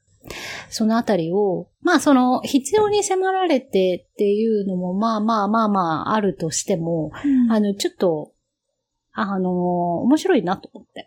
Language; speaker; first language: Japanese; native; Japanese